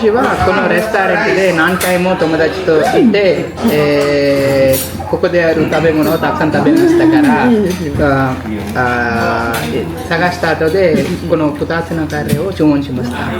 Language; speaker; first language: Japanese; non-native, learner; Telugu